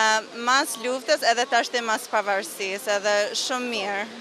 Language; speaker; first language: Albanian; early bilingual, heritage; Albanian